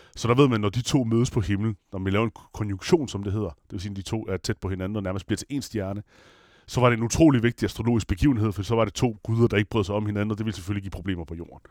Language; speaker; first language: Danish; non-native, fluent; Italian